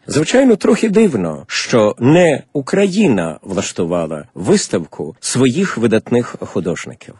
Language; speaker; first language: Ukrainian; native; Ukrainian